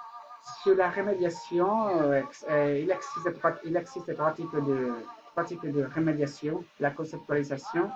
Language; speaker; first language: French; non-native, learner; Spanish